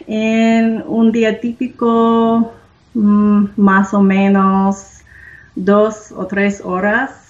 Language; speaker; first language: Spanish; non-native, learner; English